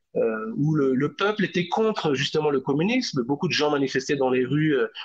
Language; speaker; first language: French; native; French